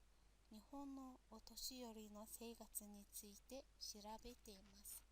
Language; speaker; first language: Japanese; non-native, fluent; Mongolian